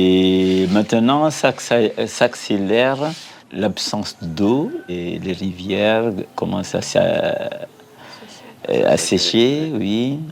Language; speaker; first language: French; non-native, local second language; Malagasy